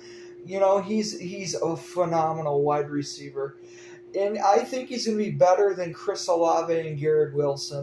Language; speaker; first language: English; native; English